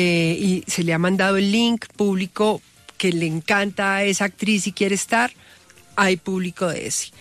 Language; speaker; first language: Spanish; native; Spanish